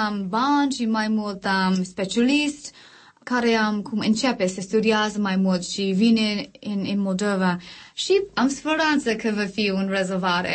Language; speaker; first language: Romanian; non-native, learner; English